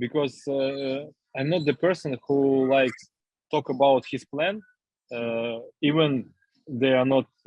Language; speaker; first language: English; non-native, learner; Russian